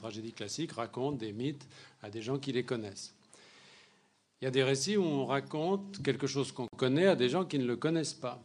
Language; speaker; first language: French; native; French